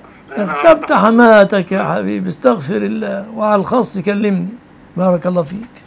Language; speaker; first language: Arabic; native; Arabic